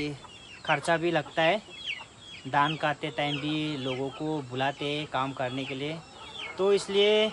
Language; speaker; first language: Hindi; non-native, local second language; Garo